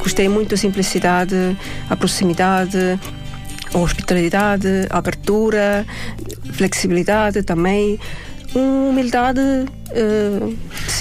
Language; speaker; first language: Portuguese; non-native, fluent; Estonian